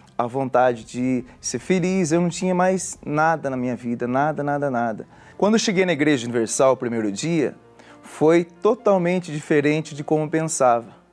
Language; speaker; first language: Portuguese; native; Portuguese